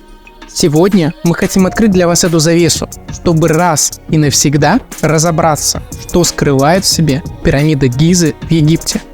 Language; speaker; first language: Russian; native; Russian